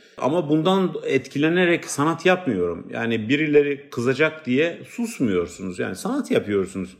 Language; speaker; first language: Turkish; non-native, local second language; Kurdish